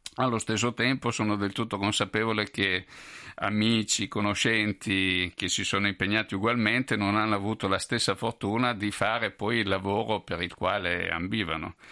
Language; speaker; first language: Italian; native; Italian